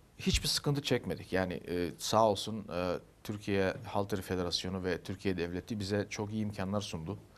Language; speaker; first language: Turkish; native; Turkish